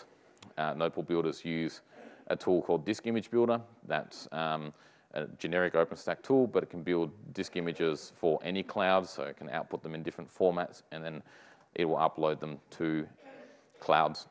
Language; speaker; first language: English; native; English